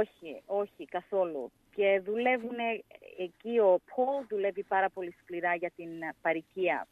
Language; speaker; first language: Greek; early bilingual, heritage; English